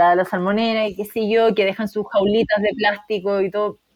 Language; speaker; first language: Spanish; native; Spanish